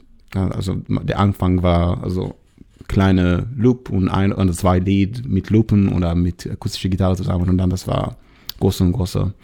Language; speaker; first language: German; non-native, learner; English